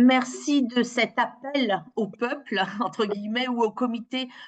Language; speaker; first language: French; native; French